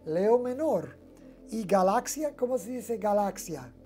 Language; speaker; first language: Spanish; non-native, learner; English